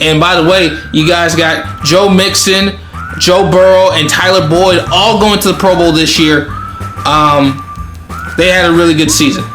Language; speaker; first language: English; native; English